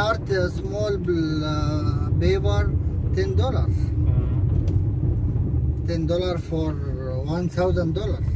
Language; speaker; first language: English; non-native, learner; Arabic